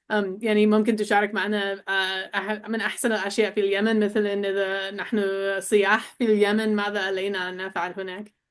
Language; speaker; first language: Arabic; non-native, learner; English